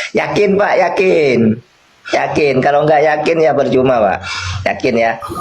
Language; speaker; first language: Indonesian; non-native, local second language; Madurese